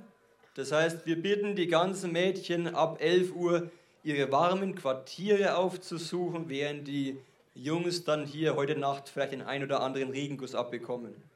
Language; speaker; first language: German; native; German